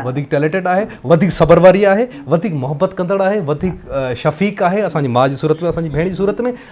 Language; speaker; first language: Sindhi; non-native, local second language; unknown